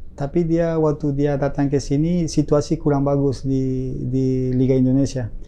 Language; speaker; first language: Indonesian; non-native, fluent; Spanish